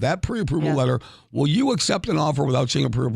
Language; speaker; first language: English; native; English